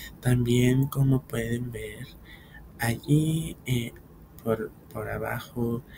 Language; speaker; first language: Spanish; early bilingual, heritage; Spanish